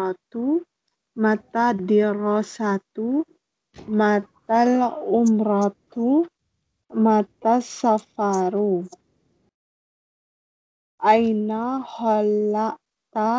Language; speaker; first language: Arabic; non-native, learner; Malay